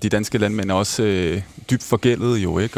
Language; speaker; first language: Danish; native; Danish